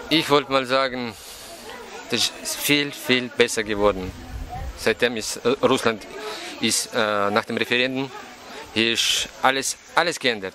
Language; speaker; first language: German; non-native, fluent; Russian